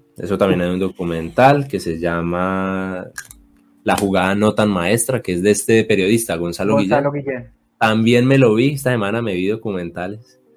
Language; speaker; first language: Spanish; native; Spanish